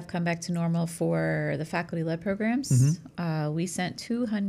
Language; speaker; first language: English; native; English